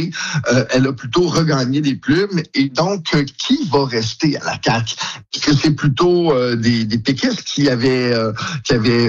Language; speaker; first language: French; native; French